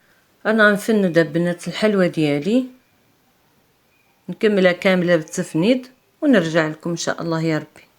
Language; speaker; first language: Arabic; native; Arabic